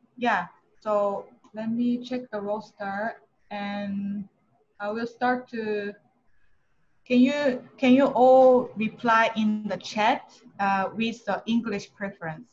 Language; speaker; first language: English; non-native, fluent; Korean